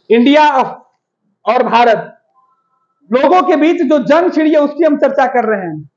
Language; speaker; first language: Hindi; native; Hindi